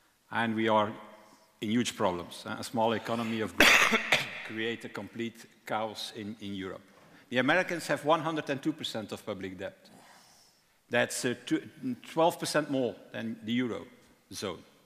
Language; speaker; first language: English; non-native, fluent; Dutch